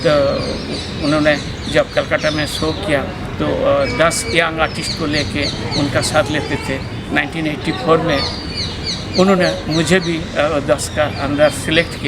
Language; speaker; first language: Hindi; non-native, local second language; Bangla